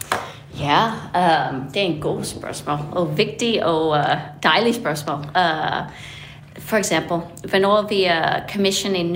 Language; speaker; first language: Danish; non-native, fluent; English